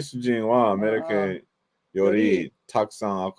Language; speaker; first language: Japanese; non-native, learner; English